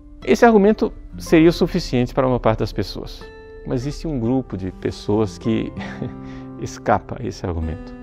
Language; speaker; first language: Portuguese; native; Portuguese